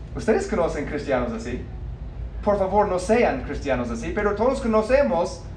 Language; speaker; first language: Spanish; non-native, fluent; English